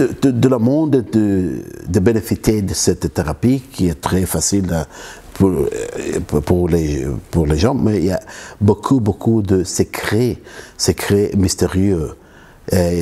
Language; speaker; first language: French; non-native, learner; Arabic